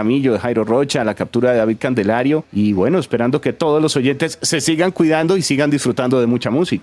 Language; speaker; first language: Spanish; native; Spanish